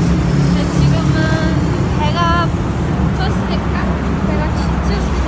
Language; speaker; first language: Korean; non-native, fluent; Romanian